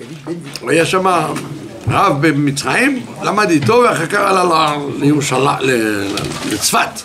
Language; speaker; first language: Hebrew; non-native, fluent; French